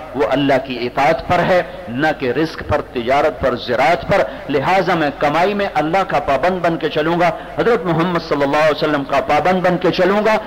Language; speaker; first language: Urdu; non-native, local second language; Punjabi